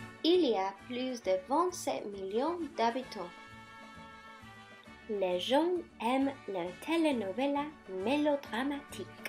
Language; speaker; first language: French; non-native, learner; Spanish